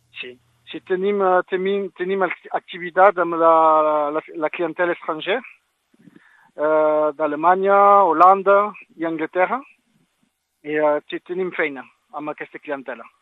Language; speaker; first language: Catalan; non-native, local second language; French